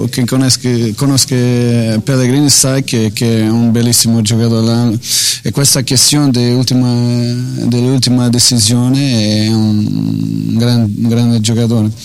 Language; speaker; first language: Italian; non-native, fluent; Portuguese